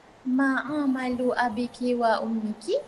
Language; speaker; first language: Arabic; non-native, learner; Malay